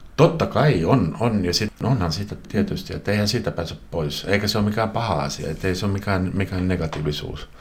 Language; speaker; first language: Finnish; non-native, local second language; Swedish